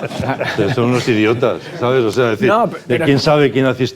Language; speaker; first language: Spanish; native; Spanish